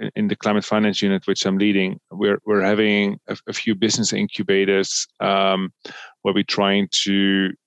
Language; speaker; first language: English; non-native, fluent; Dutch